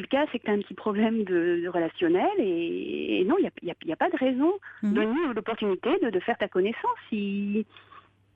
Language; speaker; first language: French; native; French